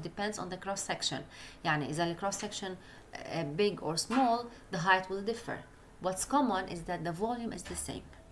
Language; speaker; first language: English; non-native, local second language; Arabic